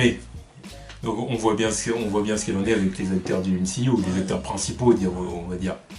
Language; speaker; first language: French; native; French